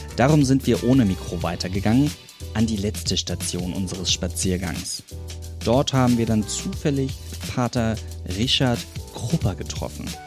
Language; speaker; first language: German; native; German